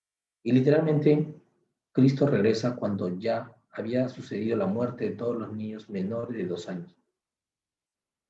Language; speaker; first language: Spanish; native; Spanish